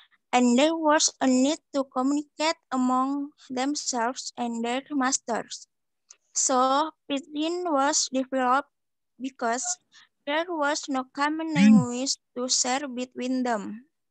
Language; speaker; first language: English; non-native, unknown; Indonesian